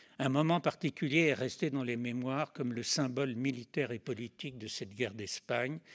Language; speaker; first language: French; native; French